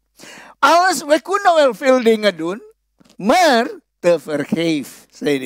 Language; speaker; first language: Dutch; non-native, fluent; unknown